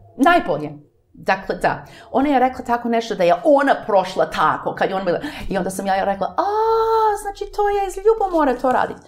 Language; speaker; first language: Serbian; early bilingual, heritage; English